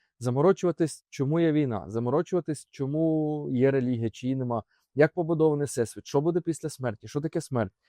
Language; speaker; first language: Ukrainian; native; Ukrainian